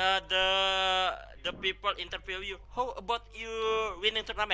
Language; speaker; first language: English; non-native, learner; Indonesian